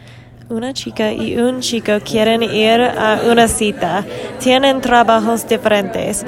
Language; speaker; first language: Spanish; non-native, learner; English